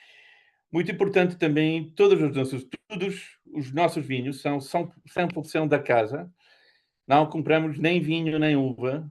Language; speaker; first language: Portuguese; non-native, fluent; German